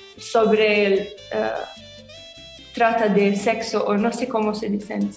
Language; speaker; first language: Spanish; non-native, learner; Arabic